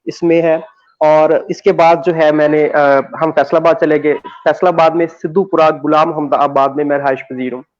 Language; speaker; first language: Hindi; non-native, local second language; Punjabi